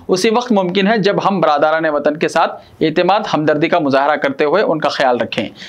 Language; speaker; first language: Urdu; native; Urdu